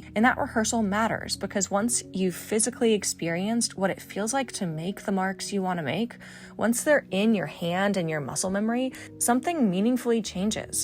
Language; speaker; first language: English; native; English